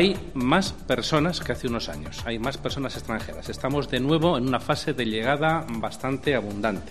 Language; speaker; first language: Spanish; native; Spanish